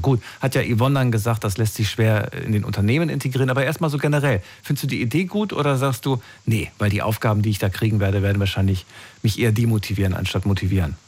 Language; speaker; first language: German; native; German